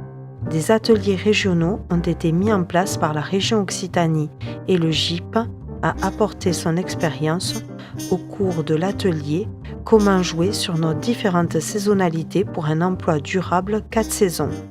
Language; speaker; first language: French; native; French